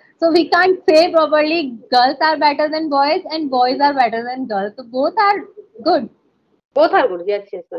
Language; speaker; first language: English; non-native, local second language; Hindi